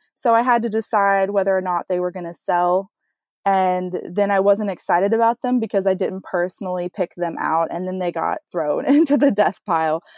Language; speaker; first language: English; native; English